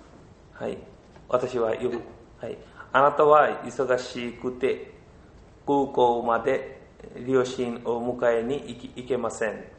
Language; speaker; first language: Japanese; non-native, learner; Bangla